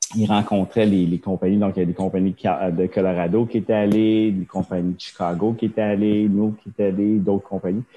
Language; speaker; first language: French; early bilingual, other home language; Japanese